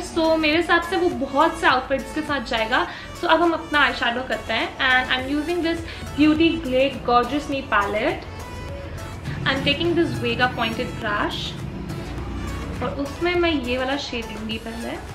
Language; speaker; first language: Hindi; native; Hindi